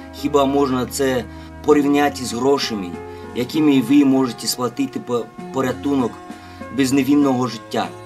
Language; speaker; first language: Ukrainian; non-native, fluent; Russian